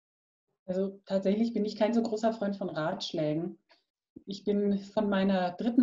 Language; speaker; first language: German; native; German